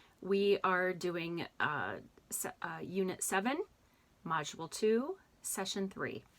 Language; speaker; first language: English; native; English